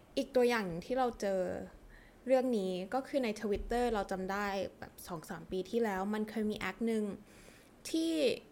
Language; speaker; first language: Thai; early bilingual, heritage; Thai